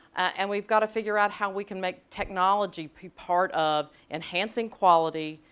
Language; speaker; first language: English; native; English